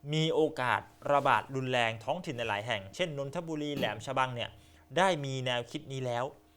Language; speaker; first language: Thai; native; Thai